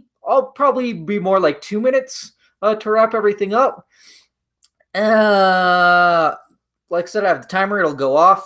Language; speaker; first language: English; native; English